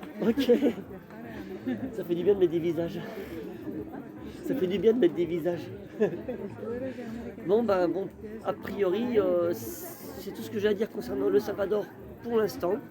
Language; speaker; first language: French; native; French